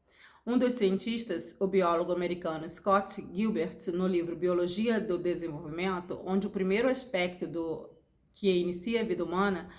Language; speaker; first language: Portuguese; native; Portuguese